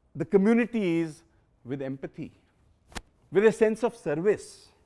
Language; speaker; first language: English; non-native, local second language; Punjabi